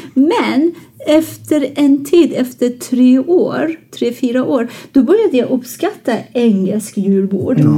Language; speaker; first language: Swedish; non-native, fluent; Persian